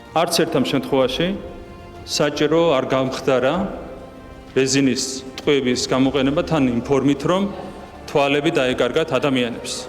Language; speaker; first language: Georgian; native; Georgian